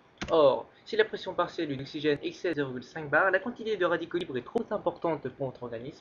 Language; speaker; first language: French; native; French